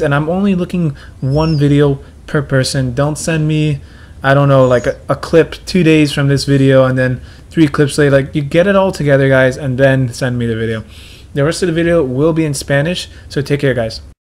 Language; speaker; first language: English; native; English